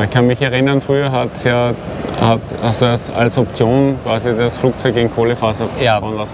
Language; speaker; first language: German; native; German